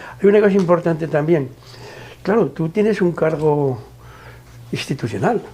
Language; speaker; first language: Spanish; native; Spanish